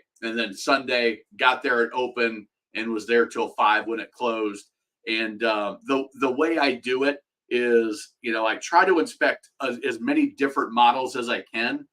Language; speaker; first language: English; native; English